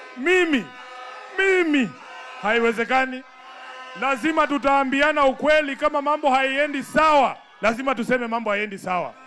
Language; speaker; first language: Swahili; non-native, local second language; Luyia